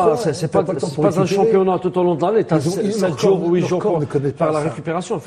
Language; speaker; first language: French; non-native, local second language; Arabic